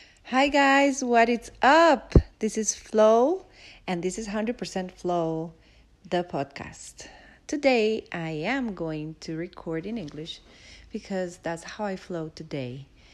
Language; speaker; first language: English; non-native, fluent; Spanish